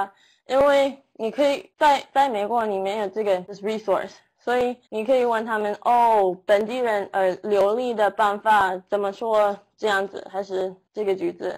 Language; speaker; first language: Chinese; non-native, learner; English